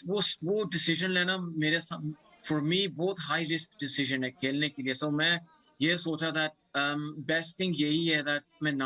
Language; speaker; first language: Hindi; early bilingual, heritage; English